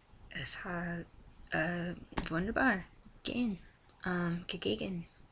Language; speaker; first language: German; non-native, learner; English